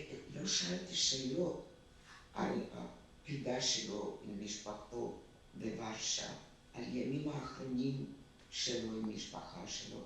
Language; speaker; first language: Hebrew; non-native, fluent; Russian